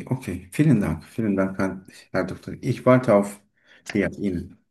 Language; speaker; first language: German; non-native, learner; Turkish